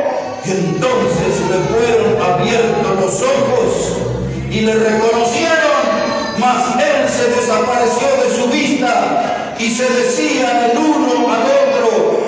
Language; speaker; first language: Spanish; native; Spanish